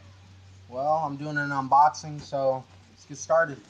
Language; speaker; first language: English; native; English